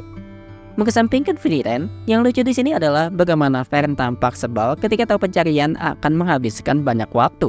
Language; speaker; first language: Indonesian; native; Indonesian